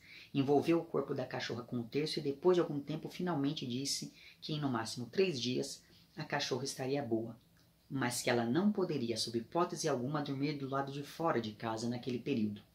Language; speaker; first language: Portuguese; native; Portuguese